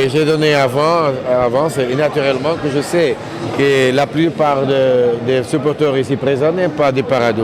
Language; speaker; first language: French; non-native, fluent; Portuguese